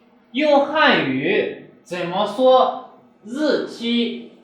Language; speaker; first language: Chinese; non-native, fluent; Urdu